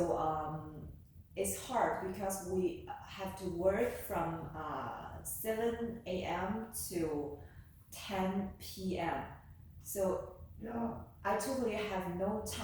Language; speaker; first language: English; non-native, learner; Chinese